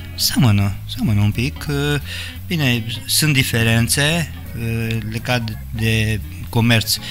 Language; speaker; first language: Romanian; non-native, local second language; Hungarian